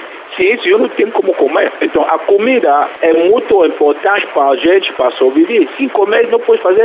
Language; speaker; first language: Portuguese; non-native, fluent; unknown